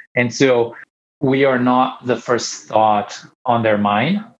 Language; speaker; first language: English; non-native, fluent; Italian